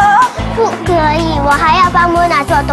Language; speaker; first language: Chinese; early bilingual, other home language; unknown